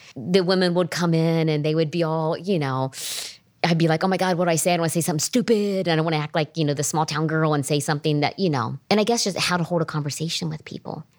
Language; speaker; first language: English; native; English